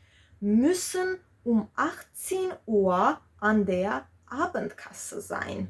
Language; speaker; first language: German; non-native, fluent; Georgian